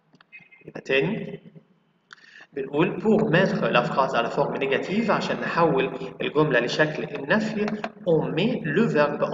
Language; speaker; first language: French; non-native, fluent; Arabic